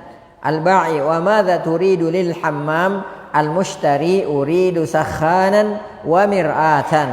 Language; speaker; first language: Arabic; non-native, fluent; Indonesian